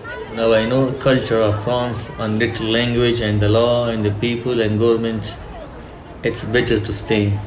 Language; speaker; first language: English; non-native, learner; Pashto